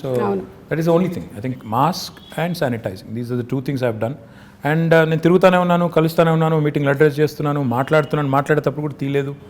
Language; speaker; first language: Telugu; native; Telugu